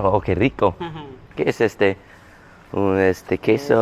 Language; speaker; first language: Spanish; non-native, learner; English